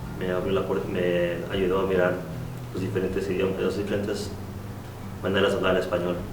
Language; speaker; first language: Spanish; early bilingual, heritage; Spanish